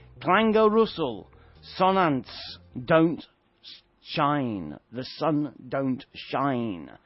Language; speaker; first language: English; native; English